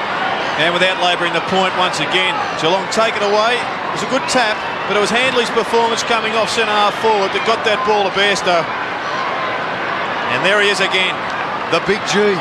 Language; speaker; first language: English; native; English